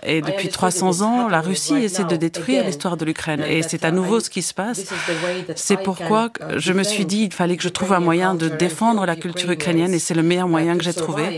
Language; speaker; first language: French; non-native, fluent; Ukrainian